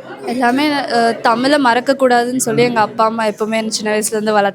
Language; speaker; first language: Tamil; early bilingual, heritage; Tamil